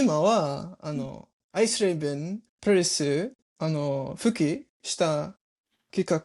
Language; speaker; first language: Japanese; non-native, learner; English